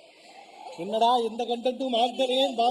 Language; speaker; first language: Tamil; native; Tamil